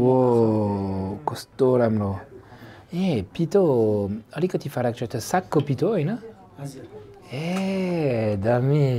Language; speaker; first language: Nepali; non-native, fluent; French